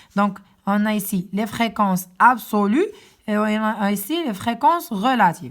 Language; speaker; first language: French; non-native, local second language; Arabic